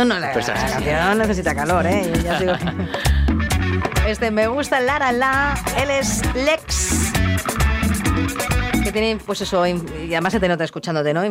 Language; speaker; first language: Spanish; native; Spanish